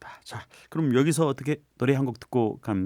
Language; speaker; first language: Korean; native; Korean